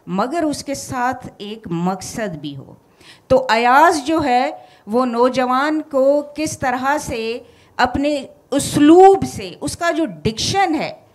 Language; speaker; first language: Urdu; non-native, local second language; Sindhi